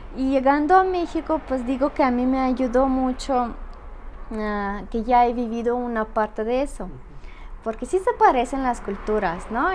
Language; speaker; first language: Spanish; non-native, fluent; Russian